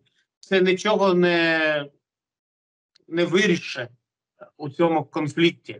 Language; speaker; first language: Ukrainian; non-native, local second language; Russian